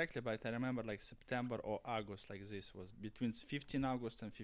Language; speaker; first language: English; non-native, learner; Russian